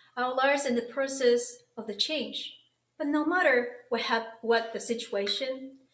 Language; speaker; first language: English; non-native, fluent; Japanese